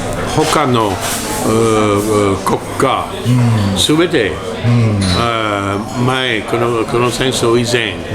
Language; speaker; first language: Japanese; non-native, learner; French